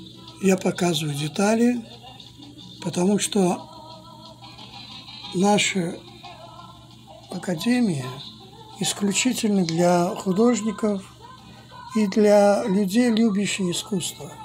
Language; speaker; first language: Russian; non-native, fluent; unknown